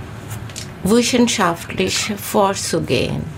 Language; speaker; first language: German; non-native, learner; Bangla